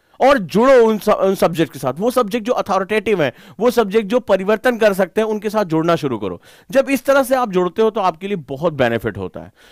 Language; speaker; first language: Hindi; native; Hindi